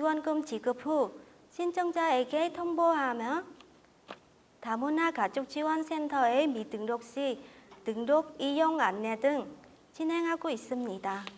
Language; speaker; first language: Korean; non-native, fluent; Vietnamese